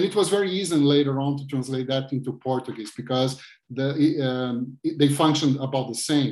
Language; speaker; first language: English; non-native, fluent; Portuguese